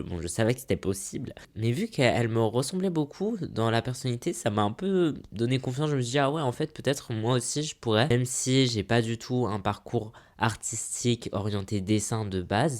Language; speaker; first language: French; native; French